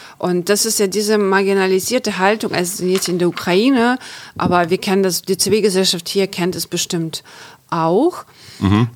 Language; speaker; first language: German; non-native, fluent; Ukrainian